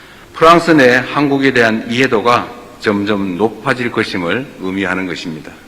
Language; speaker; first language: Korean; native; Korean